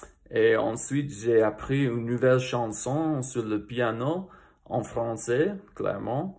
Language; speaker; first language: French; non-native, fluent; English